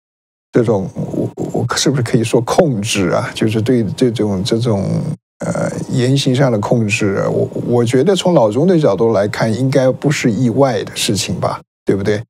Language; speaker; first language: Chinese; native; Chinese